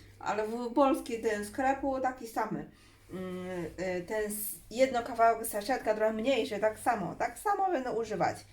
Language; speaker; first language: Polish; non-native, learner; Chinese